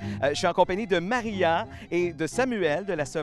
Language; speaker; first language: French; native; French